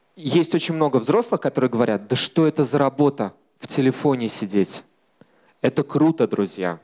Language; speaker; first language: Russian; native; Russian